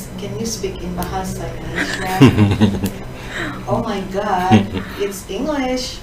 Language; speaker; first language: English; non-native, fluent; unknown